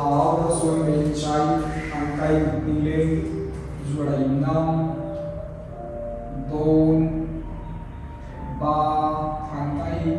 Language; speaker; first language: Vietnamese; non-native, learner; Hindi